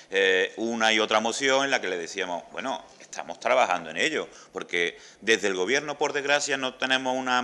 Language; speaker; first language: Spanish; native; Spanish